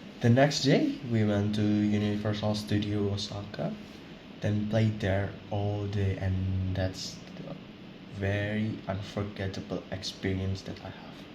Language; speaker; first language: English; non-native, learner; Indonesian